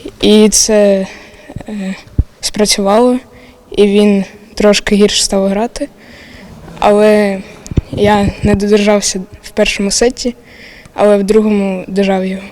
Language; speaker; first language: Ukrainian; non-native, local second language; Russian